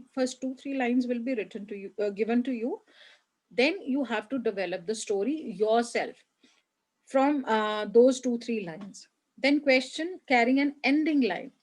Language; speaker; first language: English; non-native, local second language; Hindi